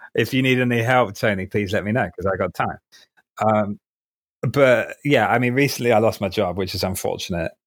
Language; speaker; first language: English; native; English